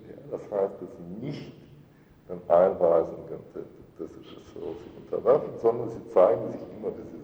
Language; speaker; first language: German; non-native, fluent; Russian